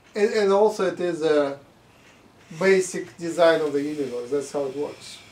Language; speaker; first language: English; non-native, fluent; Russian